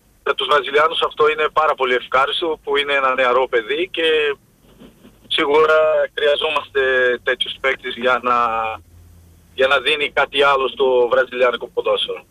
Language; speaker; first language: Greek; non-native, fluent; Portuguese